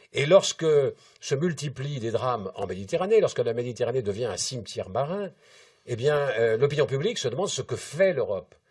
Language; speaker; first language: French; native; French